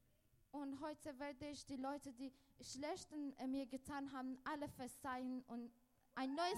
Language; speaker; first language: German; non-native, learner; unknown